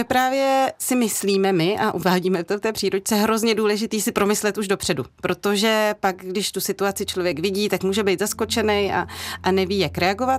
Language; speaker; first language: Czech; native; Czech